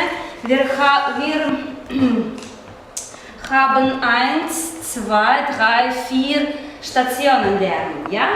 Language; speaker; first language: German; non-native, fluent; Russian